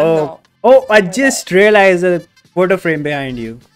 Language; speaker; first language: Hindi; native; Hindi